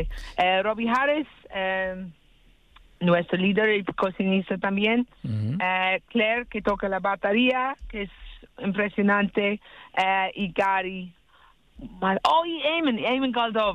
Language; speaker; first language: Spanish; non-native, learner; English